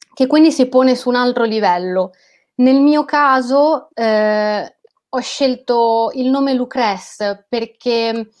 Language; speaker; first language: Italian; native; Italian